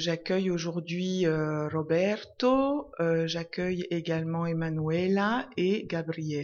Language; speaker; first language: French; native; French